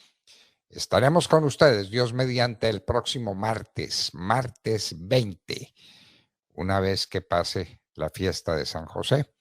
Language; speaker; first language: Spanish; native; Spanish